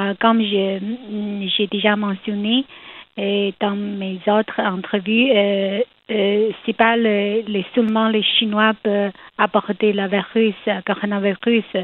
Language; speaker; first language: French; non-native, learner; Chinese